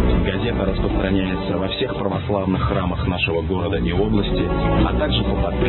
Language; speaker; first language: Russian; native; Russian